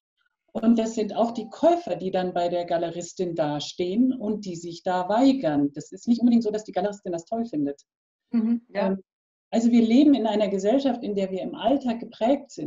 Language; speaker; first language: German; native; German